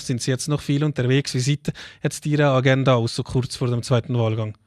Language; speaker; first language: German; native; German